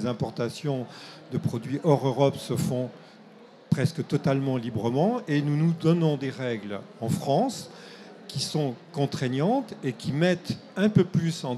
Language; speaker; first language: French; native; French